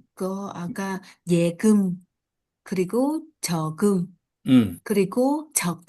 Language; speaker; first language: Korean; non-native, learner; Vietnamese